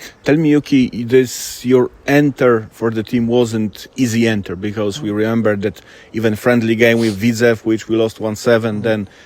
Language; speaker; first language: English; non-native, fluent; Polish